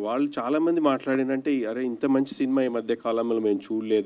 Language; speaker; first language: Telugu; native; Telugu